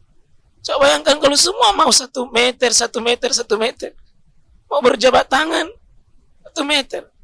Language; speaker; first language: Indonesian; native; Indonesian